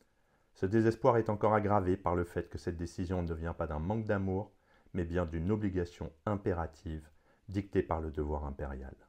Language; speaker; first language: French; native; French